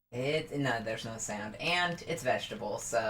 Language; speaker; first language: English; native; English